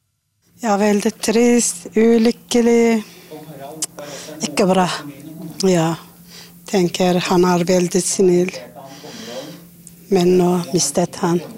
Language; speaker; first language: Norwegian; native; Norwegian